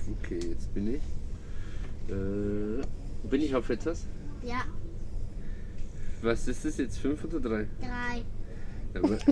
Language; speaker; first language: German; early bilingual, other home language; Turkish